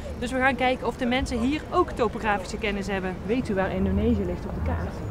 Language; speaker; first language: Dutch; native; Dutch